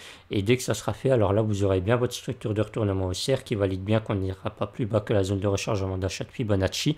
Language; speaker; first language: French; native; French